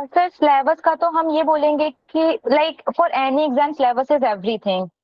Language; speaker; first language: Hindi; native; Hindi